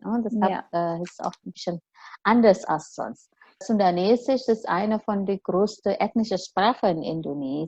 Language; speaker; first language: German; non-native, fluent; Indonesian